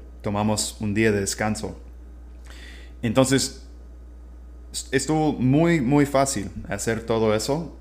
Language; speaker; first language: Spanish; non-native, fluent; English